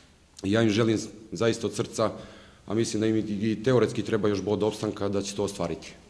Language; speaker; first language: Serbian; native; Serbian